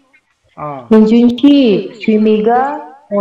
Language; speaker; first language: Korean; non-native, learner; Indonesian